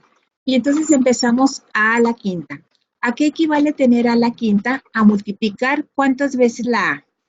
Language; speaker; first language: Spanish; native; Spanish